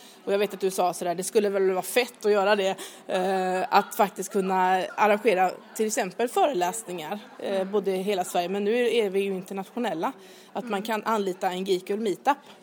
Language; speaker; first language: Swedish; native; Swedish